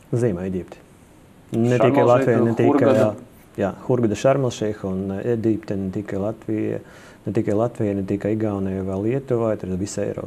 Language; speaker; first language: Latvian; non-native, local second language; Russian